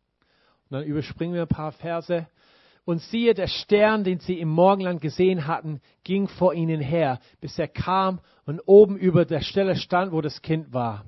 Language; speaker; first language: German; non-native, fluent; English